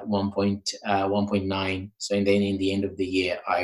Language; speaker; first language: English; non-native, fluent; Portuguese